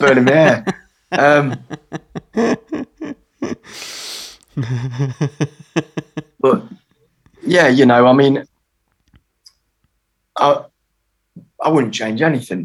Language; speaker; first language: English; native; English